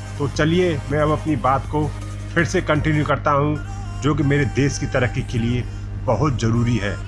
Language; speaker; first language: Hindi; native; Hindi